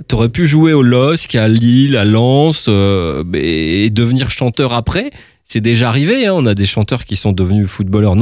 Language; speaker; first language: French; native; French